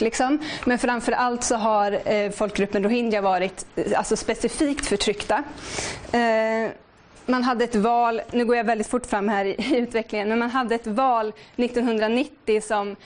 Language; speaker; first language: Swedish; native; Swedish